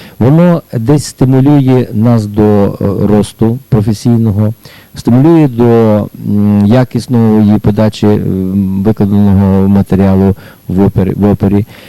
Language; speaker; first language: Ukrainian; native; Ukrainian